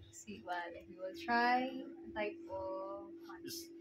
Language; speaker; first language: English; non-native, local second language; Filipino